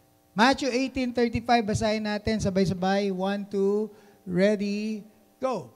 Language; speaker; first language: Filipino; native; Filipino